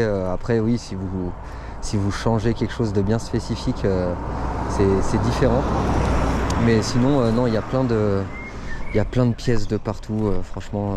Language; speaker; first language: French; native; French